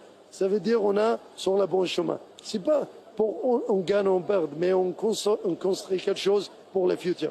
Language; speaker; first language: French; non-native, learner; Arabic